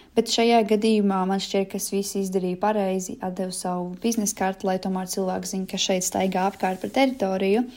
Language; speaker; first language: Latvian; native; Latvian